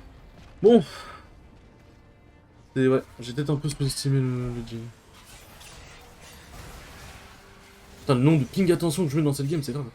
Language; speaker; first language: French; native; French